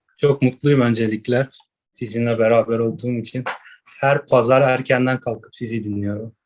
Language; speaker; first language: Turkish; native; Turkish